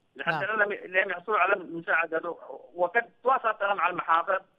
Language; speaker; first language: Arabic; native; Arabic